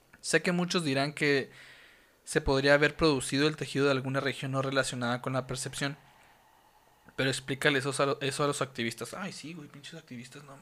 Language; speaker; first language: Spanish; native; Spanish